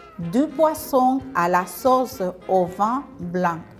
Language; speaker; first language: French; non-native, fluent; Spanish